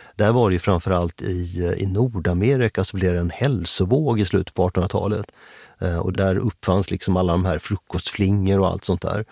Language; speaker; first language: Swedish; native; Swedish